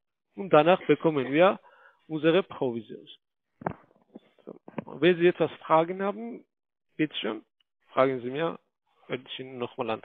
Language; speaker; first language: German; non-native, fluent; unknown